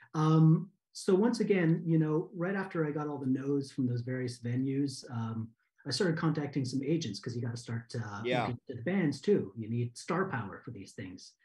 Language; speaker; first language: English; native; English